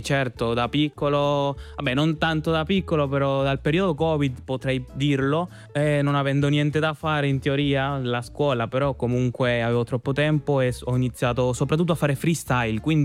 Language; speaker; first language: Italian; non-native, fluent; Spanish